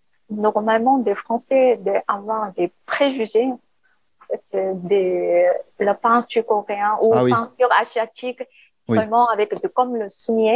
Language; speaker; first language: French; non-native, learner; Korean